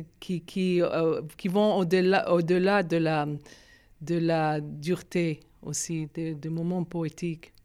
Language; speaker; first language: French; non-native, fluent; Arabic